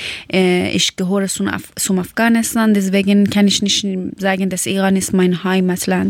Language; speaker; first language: German; non-native, learner; Persian